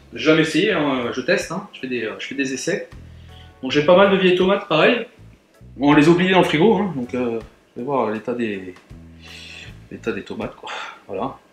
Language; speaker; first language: French; native; French